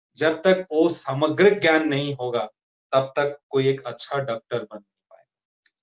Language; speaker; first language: Hindi; non-native, local second language; Odia